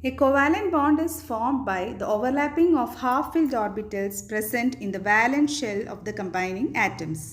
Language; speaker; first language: English; non-native, local second language; Malayalam